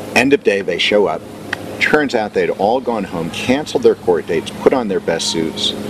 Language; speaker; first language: English; native; English